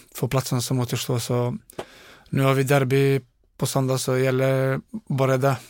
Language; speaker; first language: Swedish; non-native, fluent; Bosnian